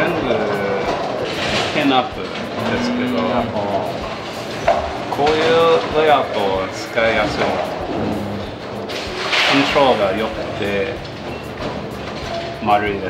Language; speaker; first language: Japanese; non-native, fluent; English